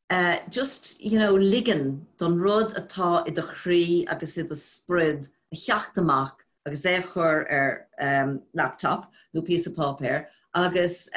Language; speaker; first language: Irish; non-native, local second language; English